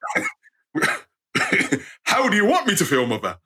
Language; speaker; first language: English; native; English